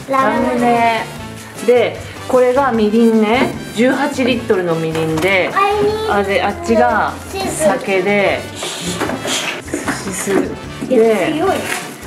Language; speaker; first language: Japanese; native; Japanese